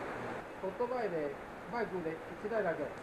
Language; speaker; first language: Japanese; non-native, fluent; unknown